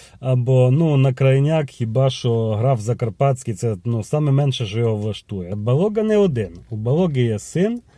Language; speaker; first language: Ukrainian; native; Ukrainian